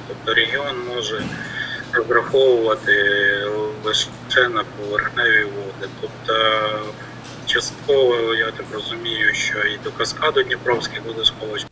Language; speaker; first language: Ukrainian; native; Ukrainian